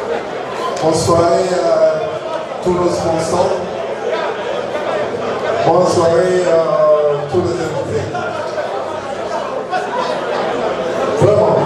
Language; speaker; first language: French; non-native, learner; English